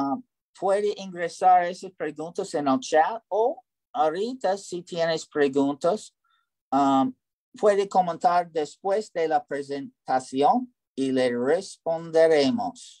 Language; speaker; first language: Spanish; non-native, learner; English